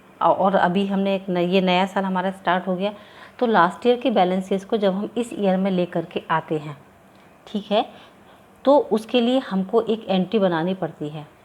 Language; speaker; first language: Hindi; native; Hindi